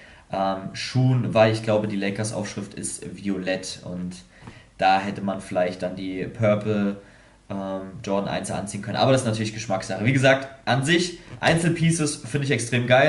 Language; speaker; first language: German; native; German